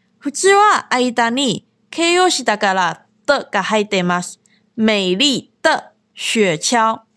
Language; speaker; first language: Japanese; non-native, fluent; Chinese